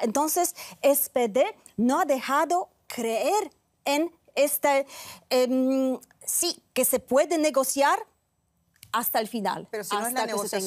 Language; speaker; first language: Spanish; non-native, fluent; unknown